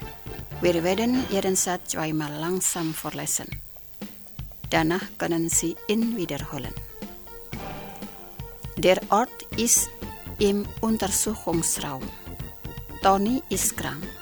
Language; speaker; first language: German; non-native, fluent; Indonesian